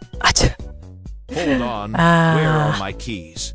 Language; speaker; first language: English; non-native, learner; Japanese